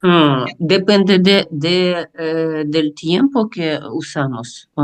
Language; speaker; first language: Spanish; non-native, learner; Russian